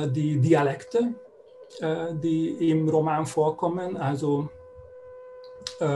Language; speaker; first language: German; non-native, fluent; Hungarian